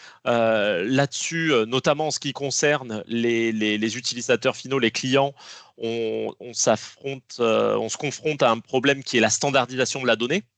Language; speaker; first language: French; native; French